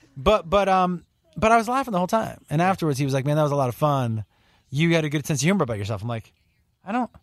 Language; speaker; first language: English; native; English